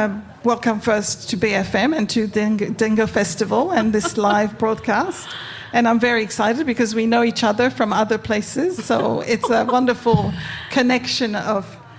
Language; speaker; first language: English; non-native, fluent; Amharic